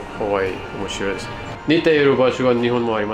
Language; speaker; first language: Japanese; non-native, learner; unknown